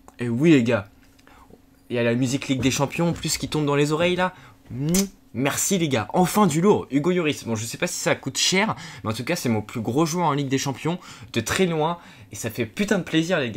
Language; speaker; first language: French; native; French